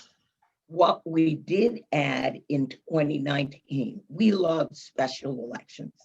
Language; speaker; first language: English; native; English